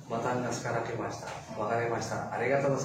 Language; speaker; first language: Japanese; non-native, fluent; Filipino